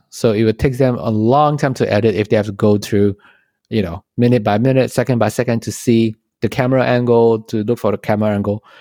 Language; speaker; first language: English; non-native, local second language; Chinese